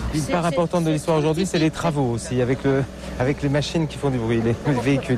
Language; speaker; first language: French; native; French